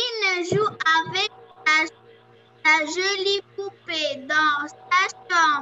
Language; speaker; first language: French; non-native, learner; Arabic